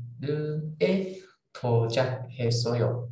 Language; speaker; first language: Korean; non-native, learner; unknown